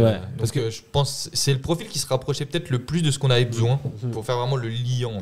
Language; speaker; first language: French; native; French